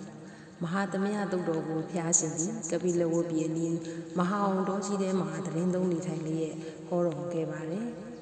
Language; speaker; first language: Burmese; native; Burmese